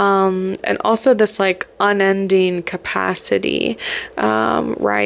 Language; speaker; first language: English; native; English